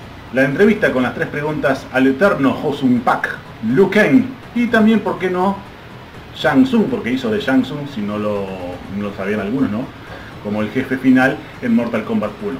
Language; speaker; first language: Spanish; native; Spanish